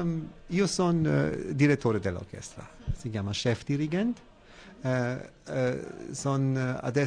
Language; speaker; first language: Italian; non-native, learner; German